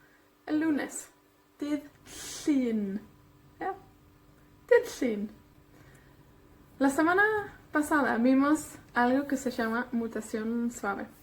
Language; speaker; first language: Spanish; non-native, fluent; Welsh